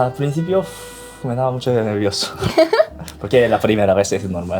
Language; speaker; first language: Spanish; non-native, learner; Korean